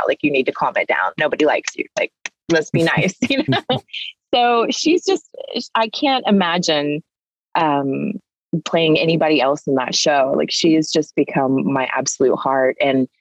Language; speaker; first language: English; early bilingual, other home language; Spanish